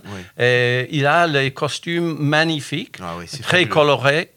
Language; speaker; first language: French; non-native, fluent; English